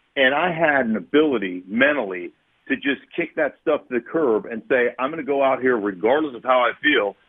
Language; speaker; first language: English; native; English